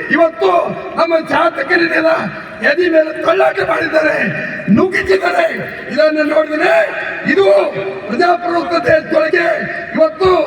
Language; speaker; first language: Kannada; native; Kannada